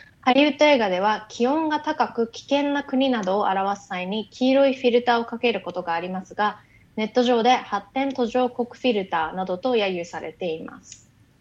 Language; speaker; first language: Japanese; native; Japanese